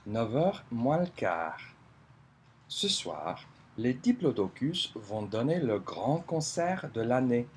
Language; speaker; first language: French; non-native, fluent; English